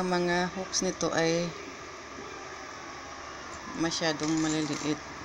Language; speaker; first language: Filipino; non-native, local second language; Cebuano